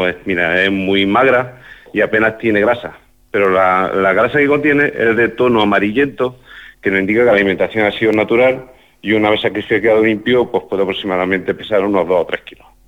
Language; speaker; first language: Spanish; native; Spanish